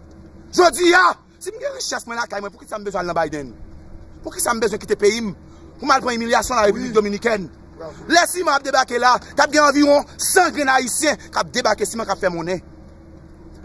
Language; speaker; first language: French; non-native, local second language; Haitian Creole